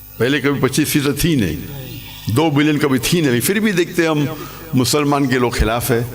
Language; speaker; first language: Urdu; non-native, local second language; English